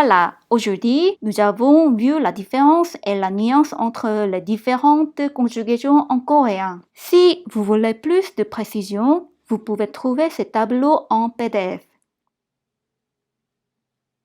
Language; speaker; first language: French; non-native, fluent; Korean